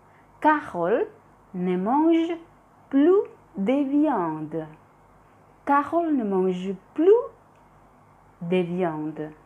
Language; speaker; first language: French; non-native, fluent; Indonesian